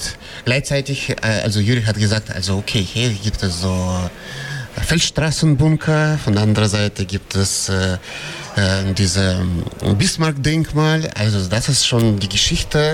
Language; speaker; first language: German; non-native, fluent; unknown